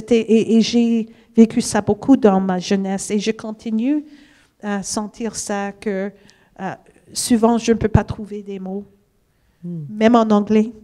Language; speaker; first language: French; non-native, fluent; English